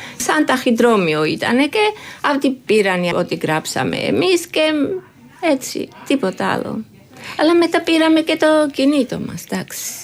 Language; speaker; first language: Greek; non-native, learner; Georgian